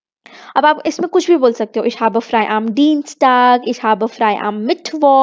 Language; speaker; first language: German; non-native, fluent; Hindi